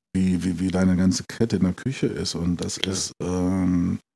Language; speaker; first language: German; native; German